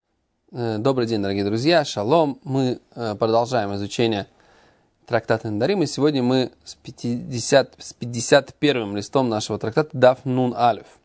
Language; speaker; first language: Russian; native; Russian